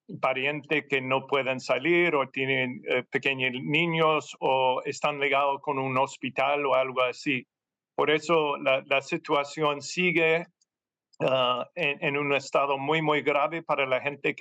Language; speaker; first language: Spanish; non-native, fluent; English